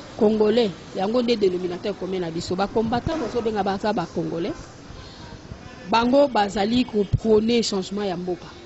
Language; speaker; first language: Lingala; native; Lingala